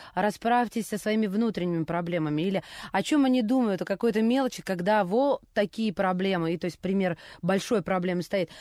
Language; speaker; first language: Russian; native; Russian